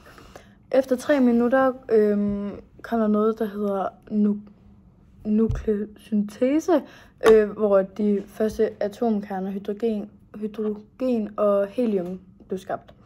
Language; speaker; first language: Danish; native; Danish